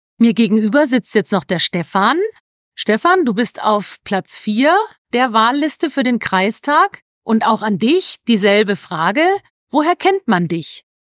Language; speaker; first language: German; native; German